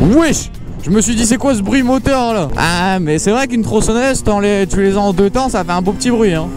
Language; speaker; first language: French; native; French